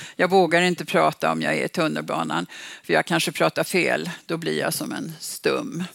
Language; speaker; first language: Swedish; native; Swedish